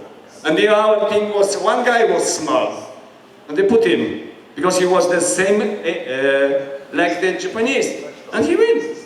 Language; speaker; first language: English; non-native, learner; Polish